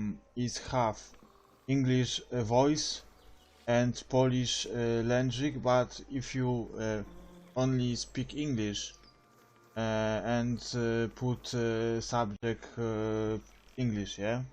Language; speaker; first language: English; non-native, learner; Polish